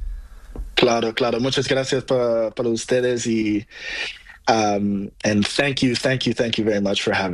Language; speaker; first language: Spanish; non-native, learner; Portuguese